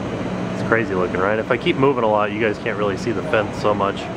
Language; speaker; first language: English; native; English